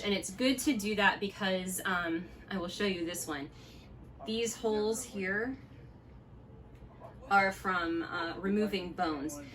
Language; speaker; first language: English; native; English